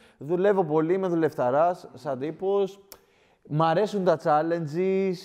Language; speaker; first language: Greek; native; Greek